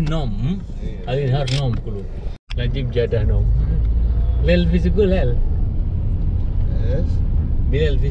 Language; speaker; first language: Arabic; non-native, learner; Indonesian